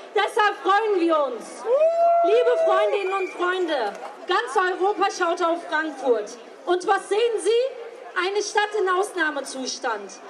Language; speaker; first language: German; early bilingual, other home language; Turkish